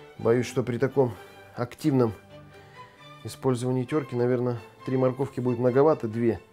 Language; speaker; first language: Russian; native; Russian